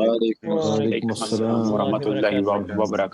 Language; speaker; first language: Arabic; non-native, learner; English